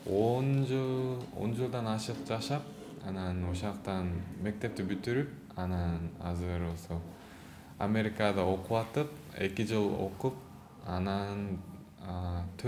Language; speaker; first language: Kyrgyz; early bilingual, other home language; Korean